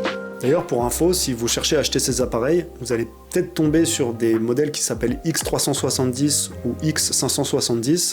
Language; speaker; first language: French; native; French